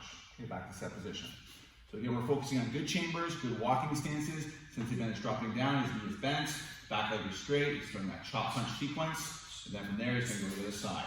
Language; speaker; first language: English; native; English